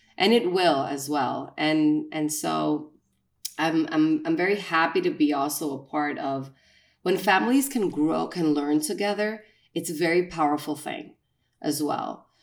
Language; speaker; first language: English; non-native, fluent; Spanish